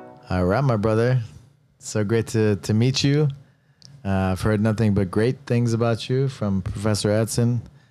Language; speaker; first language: English; native; English